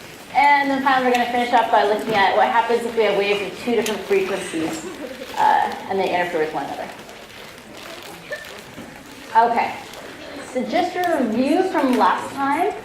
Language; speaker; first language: English; native; English